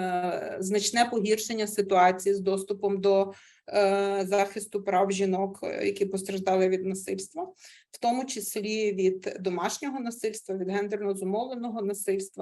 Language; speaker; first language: Ukrainian; native; Ukrainian